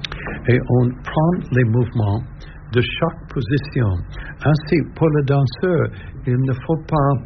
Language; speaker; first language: French; non-native, learner; English